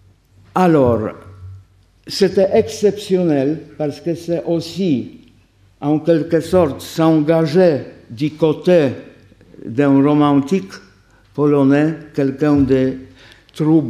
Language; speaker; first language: French; non-native, fluent; Polish